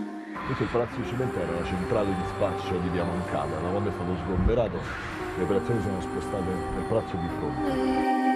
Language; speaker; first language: Italian; native; Italian